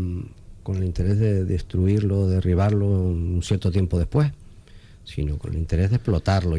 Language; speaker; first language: Spanish; native; Spanish